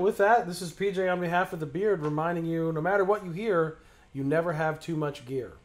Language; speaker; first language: English; native; English